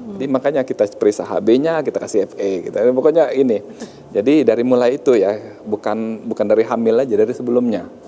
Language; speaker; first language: Indonesian; native; Indonesian